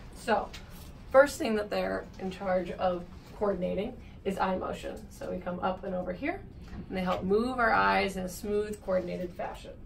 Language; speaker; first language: English; native; English